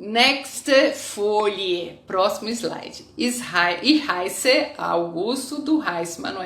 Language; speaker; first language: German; non-native, fluent; Portuguese